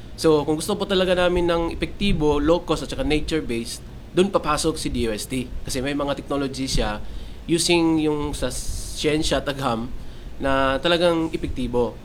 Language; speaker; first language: Filipino; non-native, local second language; Cebuano